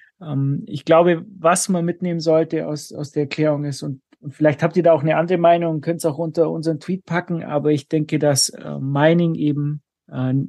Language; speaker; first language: German; native; German